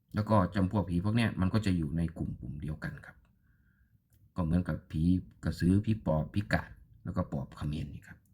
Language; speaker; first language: Thai; native; Thai